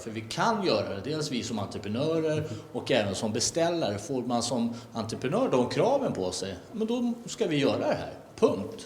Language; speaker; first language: Swedish; native; Swedish